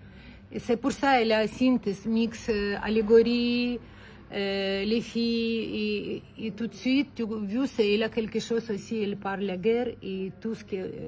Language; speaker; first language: French; non-native, learner; Ukrainian